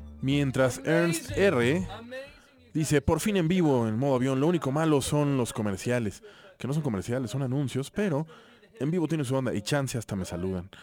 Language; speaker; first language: Spanish; native; Spanish